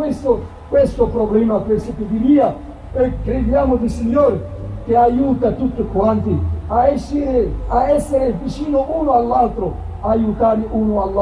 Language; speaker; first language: Italian; non-native, fluent; Arabic